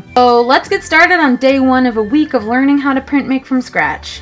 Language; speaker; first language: English; native; English